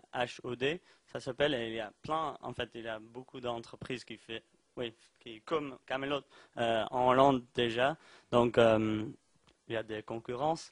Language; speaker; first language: French; non-native, learner; Dutch